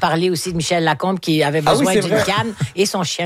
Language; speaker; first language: French; native; French